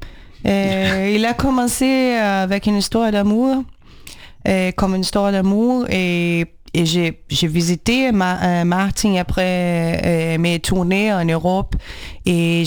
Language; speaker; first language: French; non-native, learner; Portuguese